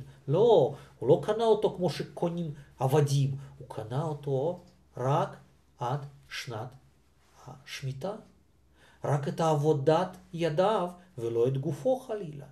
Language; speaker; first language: Hebrew; non-native, fluent; Russian